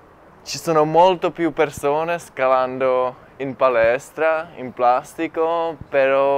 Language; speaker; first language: Italian; non-native, fluent; Czech